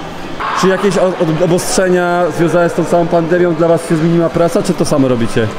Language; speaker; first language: Polish; native; Polish